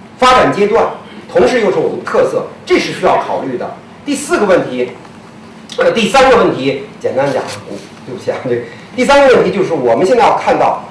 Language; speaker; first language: Chinese; native; Chinese